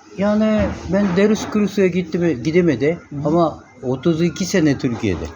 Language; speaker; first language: Turkish; non-native, learner; Japanese